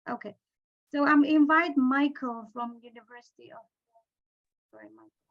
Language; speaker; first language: English; non-native, fluent; Indonesian